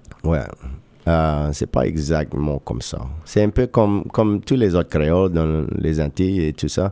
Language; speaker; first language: French; non-native, local second language; English